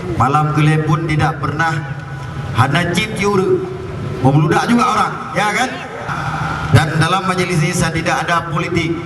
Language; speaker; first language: Malay; non-native, local second language; Achinese